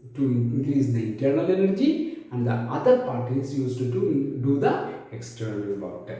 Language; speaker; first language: English; non-native, local second language; Malayalam